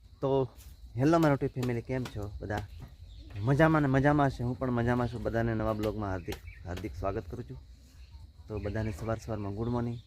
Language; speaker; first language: Gujarati; native; Gujarati